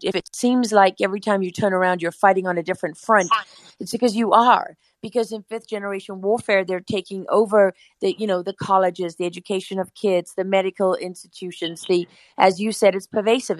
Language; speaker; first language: English; native; English